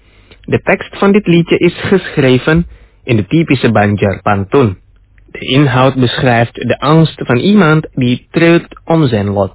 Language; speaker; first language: Dutch; non-native, fluent; Indonesian